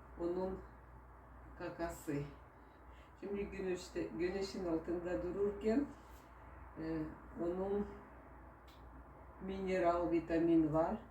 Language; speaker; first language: Turkish; non-native, learner; Russian